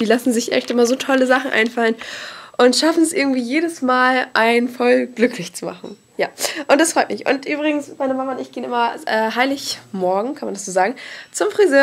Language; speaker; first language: German; native; German